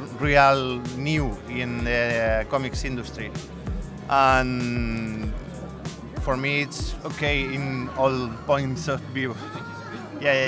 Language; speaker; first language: English; non-native, learner; Spanish